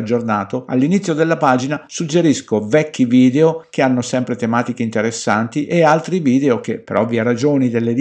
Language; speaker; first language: Italian; native; Italian